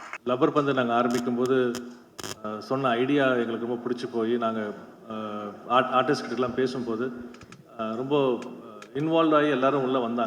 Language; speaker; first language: Tamil; native; Tamil